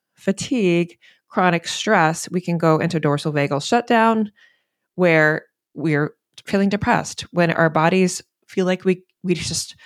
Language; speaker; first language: English; native; English